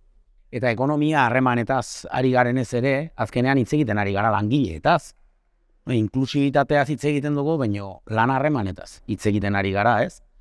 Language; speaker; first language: Basque; native; Basque